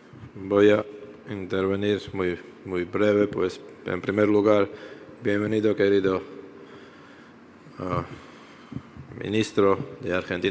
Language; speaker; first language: Spanish; non-native, fluent; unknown